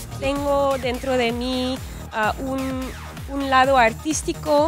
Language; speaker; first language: Spanish; non-native, fluent; French